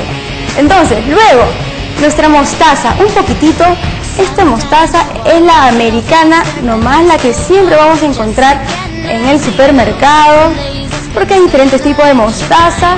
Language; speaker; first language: Spanish; native; Spanish